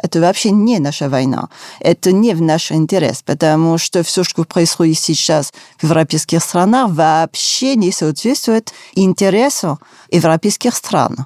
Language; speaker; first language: Russian; non-native, fluent; French